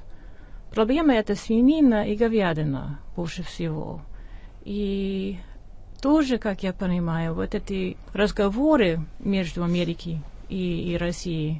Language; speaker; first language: Russian; non-native, fluent; English